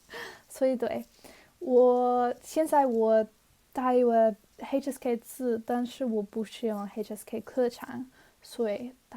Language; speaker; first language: Chinese; non-native, learner; English